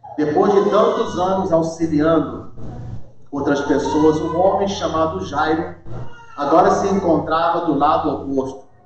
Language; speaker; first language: Portuguese; early bilingual, heritage; Portuguese